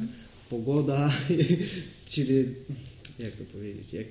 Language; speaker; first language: Polish; non-native, learner; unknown